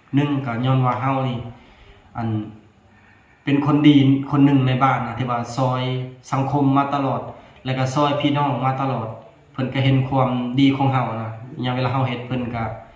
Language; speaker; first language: Lao; non-native, local second language; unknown